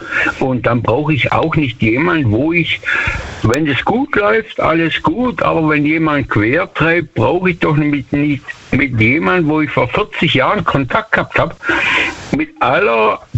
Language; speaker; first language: German; native; German